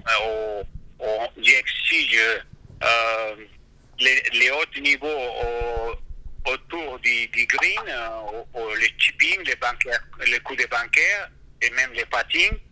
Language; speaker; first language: French; non-native, fluent; Spanish